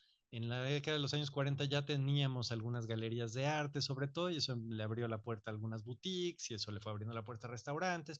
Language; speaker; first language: Spanish; native; Spanish